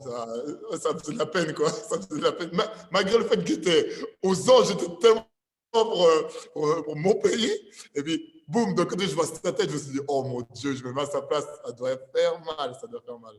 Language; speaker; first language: French; native; French